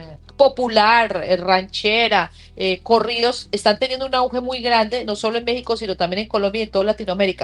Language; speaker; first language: Spanish; native; Spanish